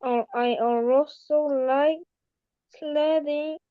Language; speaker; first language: English; non-native, learner; Korean